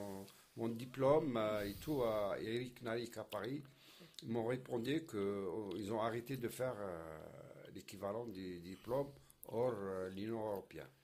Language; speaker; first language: French; non-native, learner; Arabic